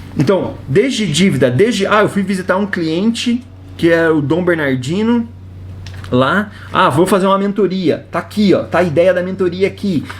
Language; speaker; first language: Portuguese; native; Portuguese